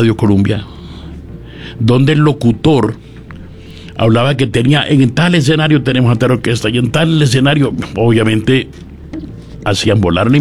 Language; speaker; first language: Spanish; native; Spanish